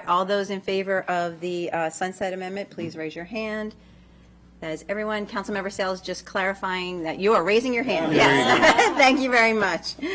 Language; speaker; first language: English; native; English